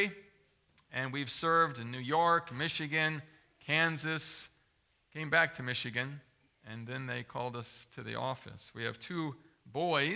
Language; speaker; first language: English; native; English